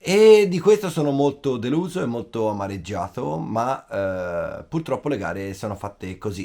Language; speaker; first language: Italian; native; Italian